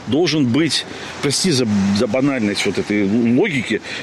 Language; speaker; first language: Russian; native; Russian